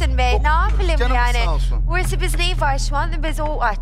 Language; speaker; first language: Turkish; non-native, learner; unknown